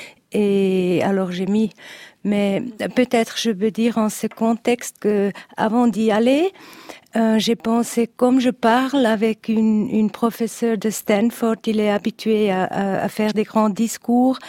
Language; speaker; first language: French; non-native, learner; Italian